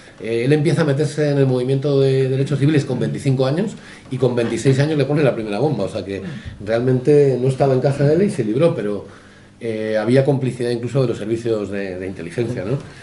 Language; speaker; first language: Spanish; native; Spanish